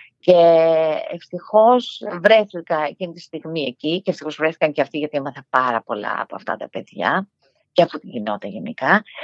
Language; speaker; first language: Greek; early bilingual, heritage; Greek